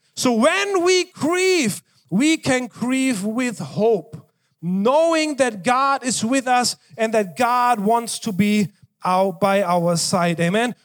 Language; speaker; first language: English; non-native, fluent; German